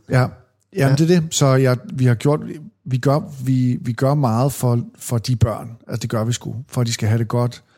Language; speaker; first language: Danish; native; Danish